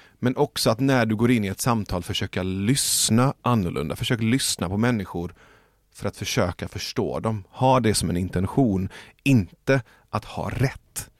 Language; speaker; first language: Swedish; early bilingual, other home language; Persian